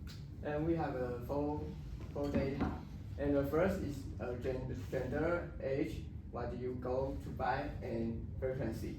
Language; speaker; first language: English; non-native, learner; Chinese